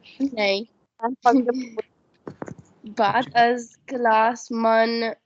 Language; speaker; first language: Persian; non-native, learner; Urdu